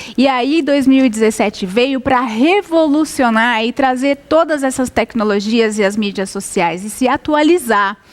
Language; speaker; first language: Portuguese; native; Portuguese